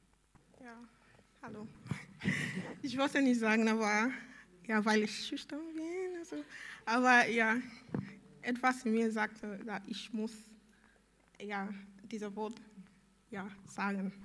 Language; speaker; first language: German; non-native, learner; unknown